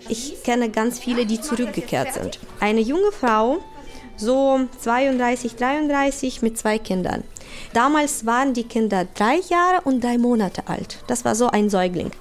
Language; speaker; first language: German; non-native, fluent; Ukrainian